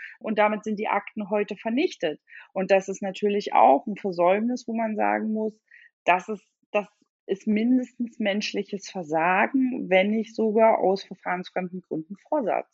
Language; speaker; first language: German; native; German